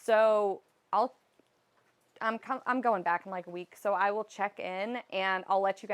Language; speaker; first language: English; native; English